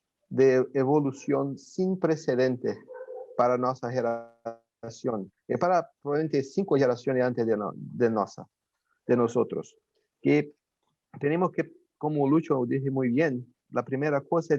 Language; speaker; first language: Spanish; non-native, fluent; Portuguese